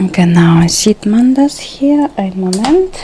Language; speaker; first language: German; non-native, fluent; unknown